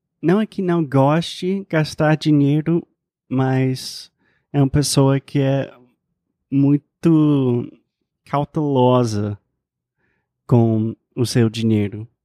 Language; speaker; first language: Portuguese; non-native, fluent; English